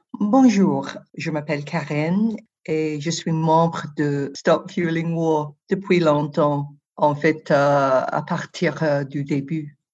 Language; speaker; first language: French; non-native, fluent; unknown